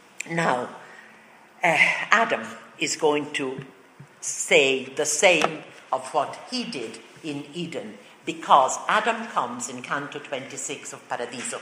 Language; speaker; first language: English; native; English